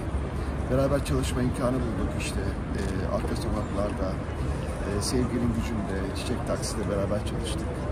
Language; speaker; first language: Turkish; native; Turkish